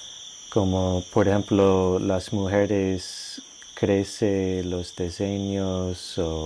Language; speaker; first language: Spanish; non-native, learner; English